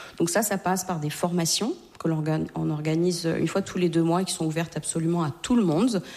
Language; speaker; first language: French; native; French